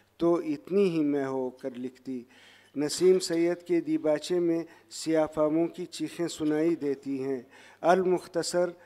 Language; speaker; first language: Urdu; non-native, local second language; Pashto